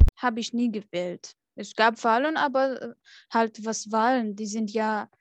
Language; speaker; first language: German; non-native, fluent; Arabic